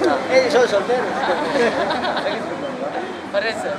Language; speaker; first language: Spanish; non-native, learner; Polish